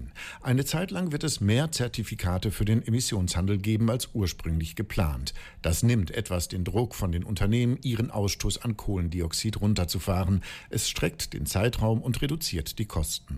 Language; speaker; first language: German; native; German